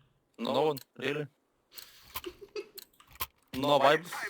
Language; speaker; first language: English; non-native, learner; Lithuanian